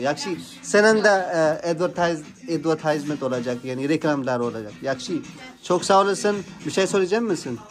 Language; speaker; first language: Turkish; non-native, learner; Hindi